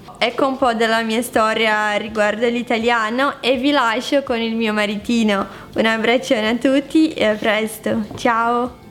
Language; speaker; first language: Italian; non-native, fluent; Portuguese